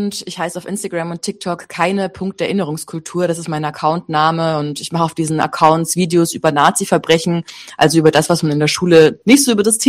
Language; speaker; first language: German; native; German